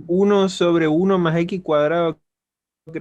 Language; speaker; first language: Spanish; native; Spanish